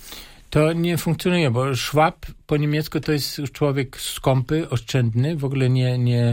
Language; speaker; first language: Polish; non-native, fluent; German